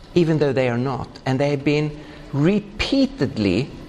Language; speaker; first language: English; non-native, fluent; Swedish